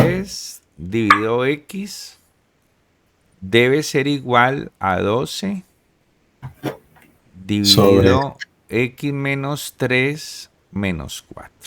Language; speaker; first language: Spanish; native; Spanish